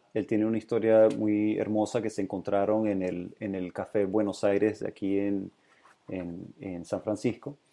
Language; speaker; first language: Spanish; native; Spanish